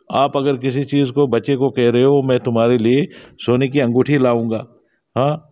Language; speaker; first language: Hindi; non-native, local second language; Shina